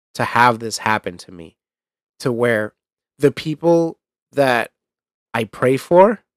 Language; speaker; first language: English; native; English